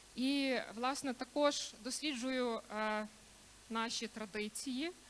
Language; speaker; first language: Ukrainian; native; Ukrainian